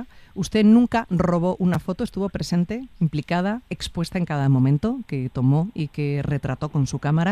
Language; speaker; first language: Spanish; native; Spanish